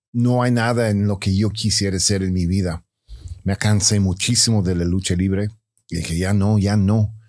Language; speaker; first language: Spanish; non-native, fluent; English